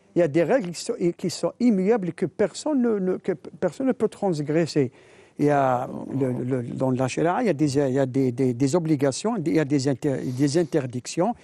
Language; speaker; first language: French; non-native, local second language; Arabic